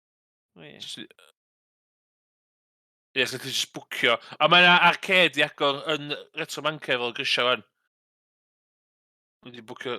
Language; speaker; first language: Welsh; native; Welsh